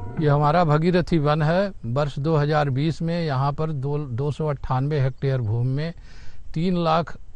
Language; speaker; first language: Hindi; native; Hindi